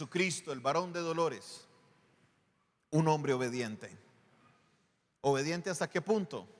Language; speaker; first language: Spanish; native; Spanish